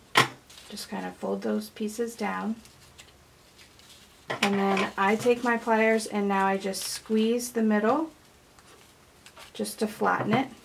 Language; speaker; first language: English; native; English